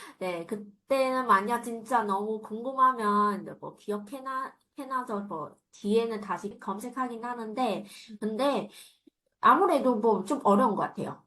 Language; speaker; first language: Korean; non-native, fluent; Chinese